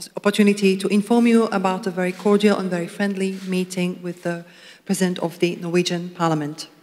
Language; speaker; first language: English; non-native, fluent; Slovak